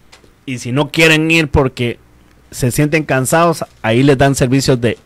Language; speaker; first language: Spanish; native; Spanish